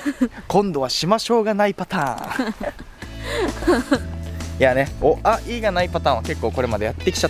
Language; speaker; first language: Japanese; native; Japanese